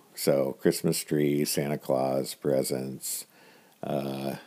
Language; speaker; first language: English; native; English